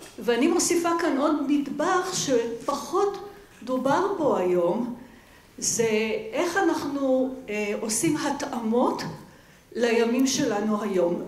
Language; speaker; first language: Hebrew; native; Hebrew